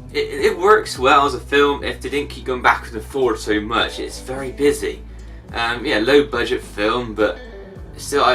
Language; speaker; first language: English; native; English